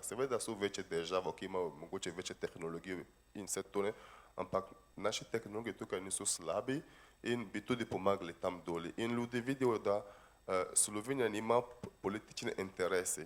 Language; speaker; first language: Slovenian; non-native, fluent; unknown